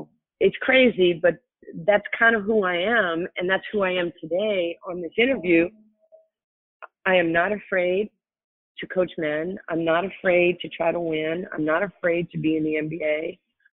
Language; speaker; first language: English; native; English